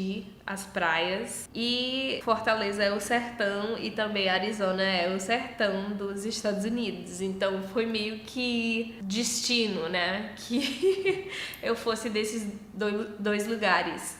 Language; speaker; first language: Portuguese; early bilingual, heritage; English